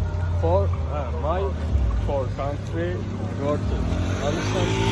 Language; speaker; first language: English; non-native, learner; Turkish